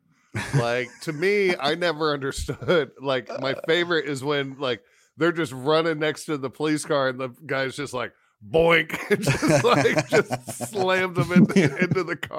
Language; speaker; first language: English; native; English